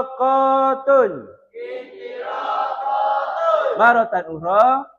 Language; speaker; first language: Arabic; non-native, fluent; Malay